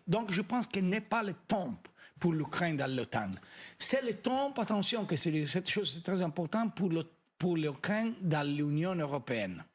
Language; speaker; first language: French; non-native, fluent; Italian